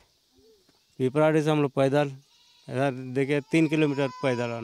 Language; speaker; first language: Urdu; non-native, local second language; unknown